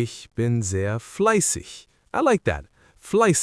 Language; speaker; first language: German; non-native, learner; English